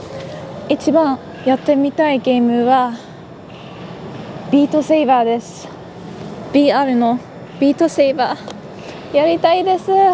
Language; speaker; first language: Japanese; non-native, learner; Dutch